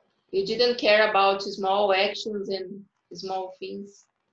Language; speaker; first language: English; non-native, fluent; Portuguese